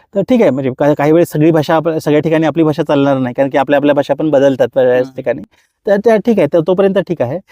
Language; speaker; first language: Marathi; non-native, local second language; Kukna